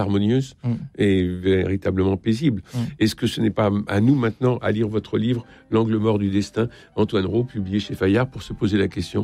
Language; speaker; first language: French; native; French